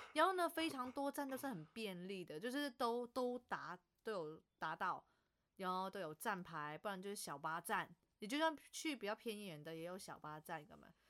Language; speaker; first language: Chinese; non-native, local second language; Cantonese